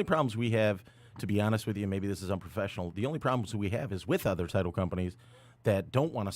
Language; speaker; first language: English; native; English